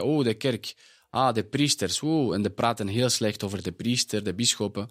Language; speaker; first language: Dutch; non-native, fluent; Spanish